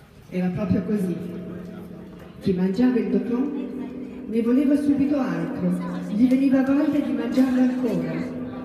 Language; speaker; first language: Italian; non-native, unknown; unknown